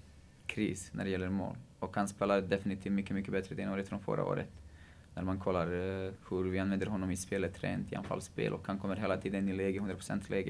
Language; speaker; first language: Swedish; non-native, fluent; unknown